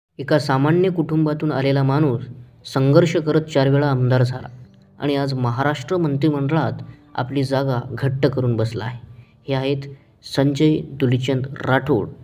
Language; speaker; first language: Marathi; non-native, local second language; Lambadi